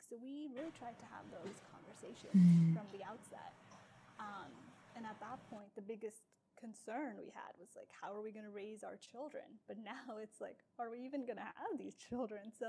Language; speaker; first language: English; non-native, local second language; Urdu